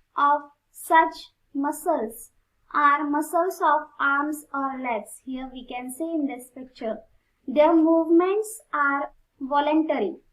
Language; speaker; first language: English; non-native, local second language; Marathi